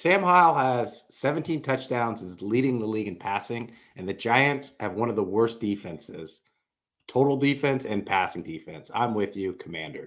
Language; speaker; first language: English; native; English